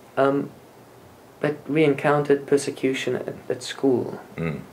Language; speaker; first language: English; non-native, local second language; Afrikaans